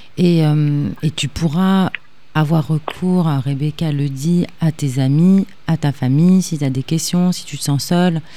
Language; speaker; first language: French; native; French